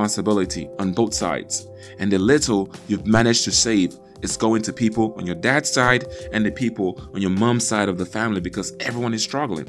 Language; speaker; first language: English; non-native, local second language; Igbo